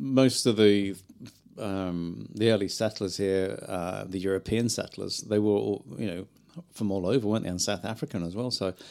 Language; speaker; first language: English; native; English